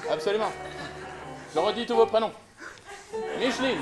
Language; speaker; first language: French; native; French